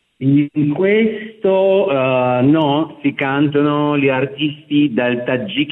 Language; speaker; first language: Italian; non-native, fluent; Russian